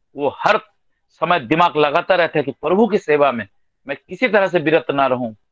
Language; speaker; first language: Hindi; non-native, local second language; Bangla